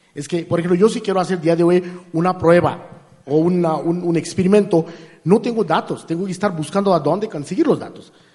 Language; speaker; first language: Spanish; non-native, fluent; Marathi